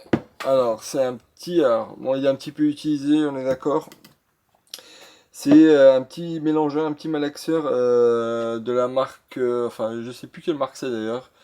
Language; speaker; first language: French; native; French